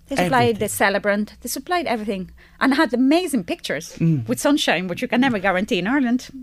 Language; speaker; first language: English; non-native, fluent; Spanish